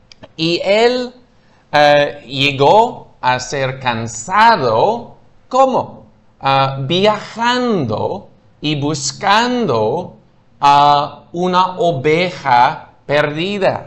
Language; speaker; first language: Spanish; non-native, fluent; English